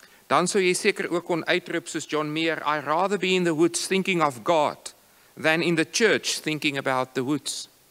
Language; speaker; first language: English; non-native, local second language; Afrikaans